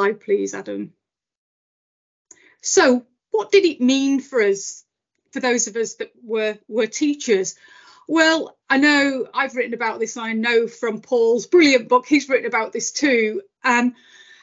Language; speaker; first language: English; native; English